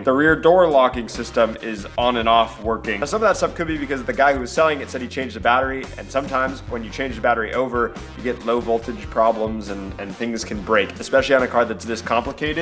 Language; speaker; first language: English; native; English